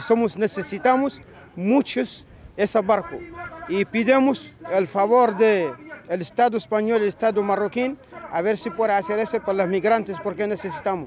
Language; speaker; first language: Spanish; non-native, learner; Arabic